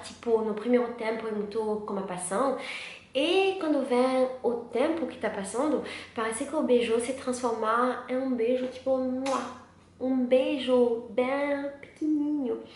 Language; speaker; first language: Portuguese; non-native, learner; French